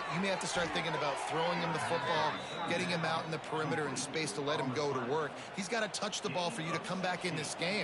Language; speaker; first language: English; native; English